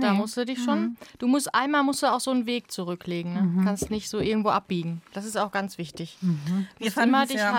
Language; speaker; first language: German; native; German